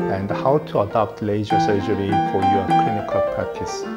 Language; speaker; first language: English; non-native, fluent; Korean